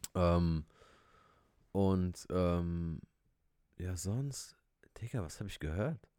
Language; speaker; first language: German; native; German